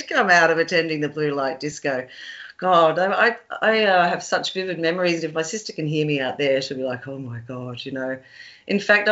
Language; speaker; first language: English; native; English